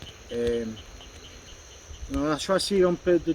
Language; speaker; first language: French; non-native, fluent; Spanish